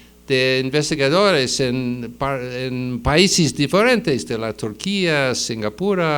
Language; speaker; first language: Spanish; non-native, fluent; English